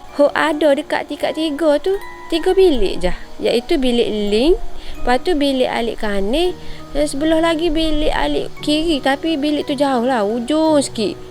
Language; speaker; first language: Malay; native; Malay